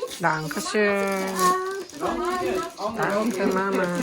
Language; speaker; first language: German; non-native, learner; Thai